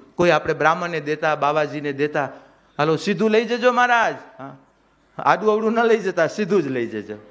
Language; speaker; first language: Gujarati; non-native, local second language; Kachhi